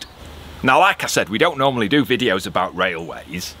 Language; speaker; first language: English; native; English